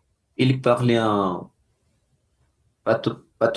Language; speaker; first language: French; non-native, learner; Spanish